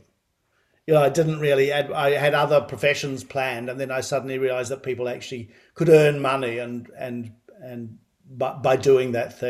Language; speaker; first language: English; native; English